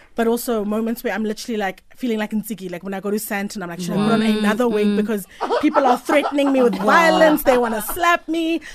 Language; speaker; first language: English; native; English